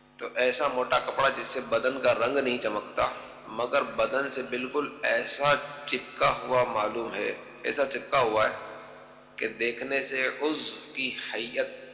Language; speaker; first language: Urdu; native; Urdu